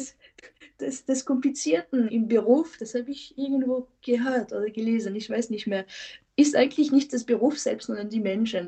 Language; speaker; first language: German; non-native, fluent; French